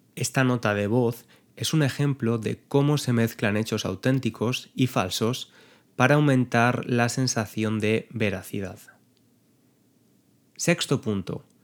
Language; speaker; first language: Spanish; native; Spanish